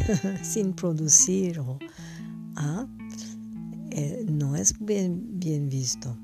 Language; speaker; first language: Spanish; non-native, fluent; English